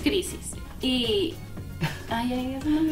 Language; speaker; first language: Spanish; native; Spanish